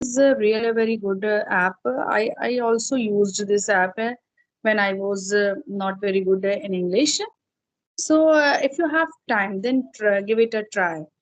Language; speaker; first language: English; non-native, fluent; Hindi